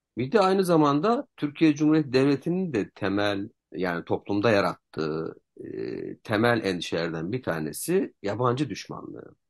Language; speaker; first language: Turkish; native; Turkish